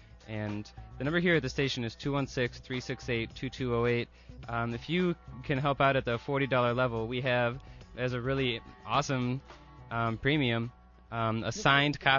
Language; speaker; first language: English; native; English